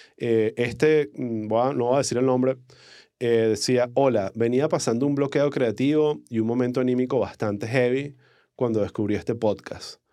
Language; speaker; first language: Spanish; native; Spanish